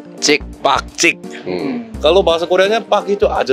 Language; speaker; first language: Indonesian; non-native, fluent; Korean